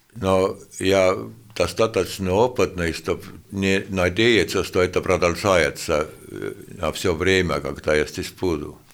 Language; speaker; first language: Russian; non-native, fluent; Estonian